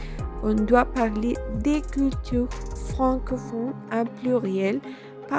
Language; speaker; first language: French; non-native, fluent; Spanish